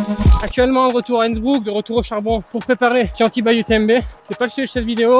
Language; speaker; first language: French; native; French